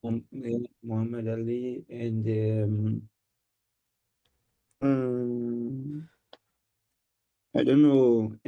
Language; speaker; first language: English; non-native, learner; Portuguese